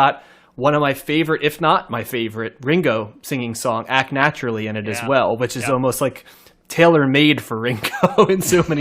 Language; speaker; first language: English; native; English